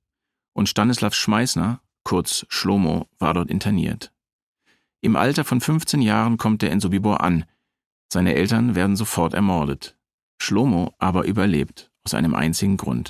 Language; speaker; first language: German; native; German